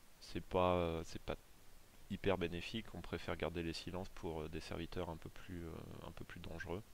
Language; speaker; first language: French; native; French